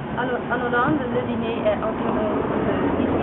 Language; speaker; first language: French; non-native, learner; Dutch